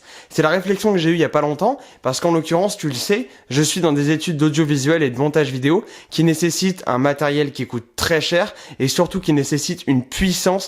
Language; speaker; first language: French; native; French